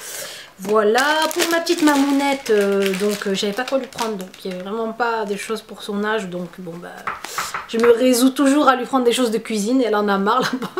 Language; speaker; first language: French; native; French